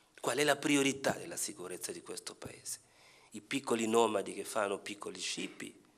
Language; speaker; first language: Italian; non-native, fluent; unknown